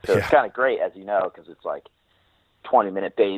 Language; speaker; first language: English; native; English